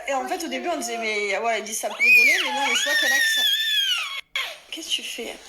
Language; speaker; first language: French; native; French